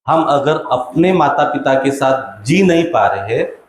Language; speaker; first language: Hindi; non-native, local second language; Marathi